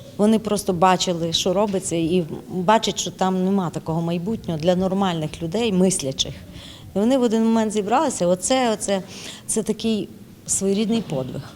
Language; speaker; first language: Ukrainian; native; Ukrainian